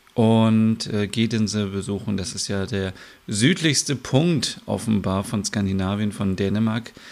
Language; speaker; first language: German; native; German